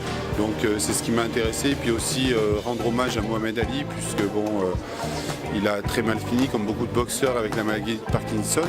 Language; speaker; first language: French; native; French